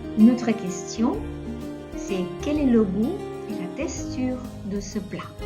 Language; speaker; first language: French; non-native, fluent; Catalan